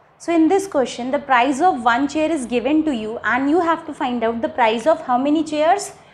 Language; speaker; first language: English; non-native, local second language; Hindi